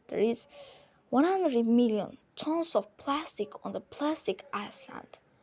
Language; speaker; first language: English; non-native, fluent; Azerbaijani